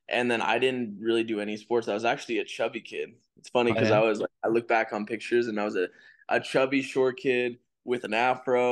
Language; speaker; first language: English; native; English